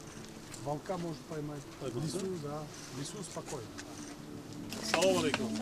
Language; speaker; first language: Russian; non-native, local second language; Kyrgyz